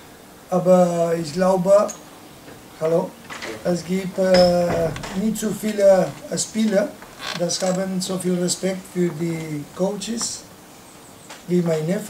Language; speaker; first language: German; non-native, learner; Spanish